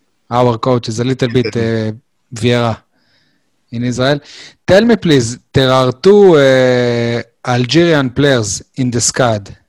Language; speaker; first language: English; non-native, learner; Hebrew